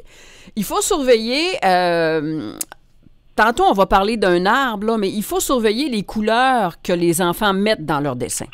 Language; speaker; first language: French; native; French